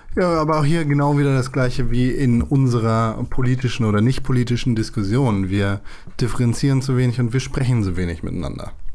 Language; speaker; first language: German; native; German